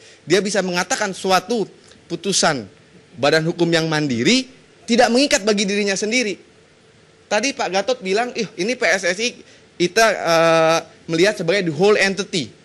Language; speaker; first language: Indonesian; native; Indonesian